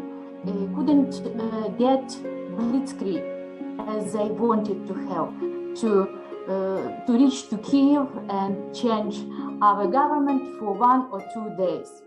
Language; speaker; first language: English; non-native, learner; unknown